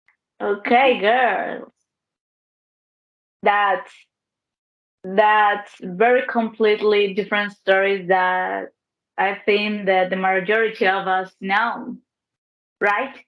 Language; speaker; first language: English; non-native, learner; Spanish